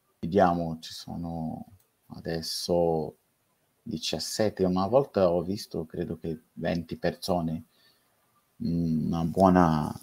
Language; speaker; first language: Italian; non-native, fluent; Portuguese